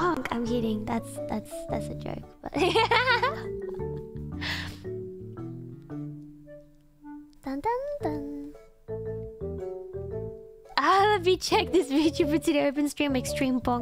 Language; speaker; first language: English; native; English